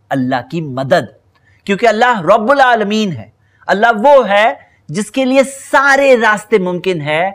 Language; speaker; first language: Hindi; native; Hindi